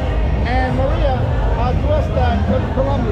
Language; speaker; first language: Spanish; non-native, learner; English